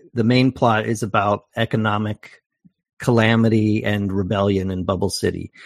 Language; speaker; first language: English; native; English